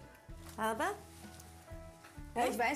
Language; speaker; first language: German; early bilingual, other home language; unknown